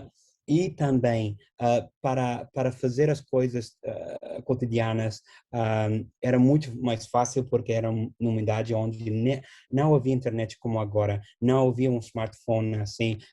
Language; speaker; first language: Portuguese; non-native, fluent; English